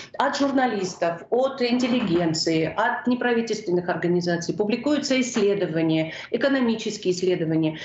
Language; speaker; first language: Russian; non-native, local second language; Georgian